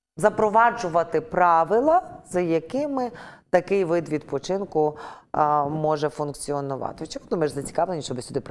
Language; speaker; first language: Ukrainian; native; Ukrainian